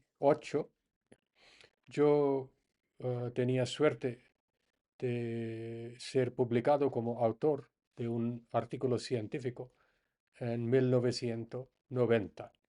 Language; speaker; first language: Spanish; non-native, fluent; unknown